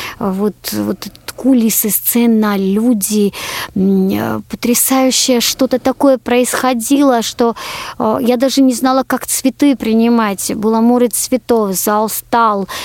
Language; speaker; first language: Russian; non-native, local second language; Georgian